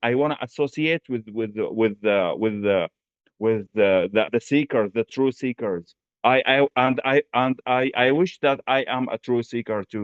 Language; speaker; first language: English; non-native, fluent; Arabic